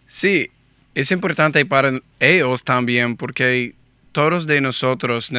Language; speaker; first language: Spanish; non-native, learner; English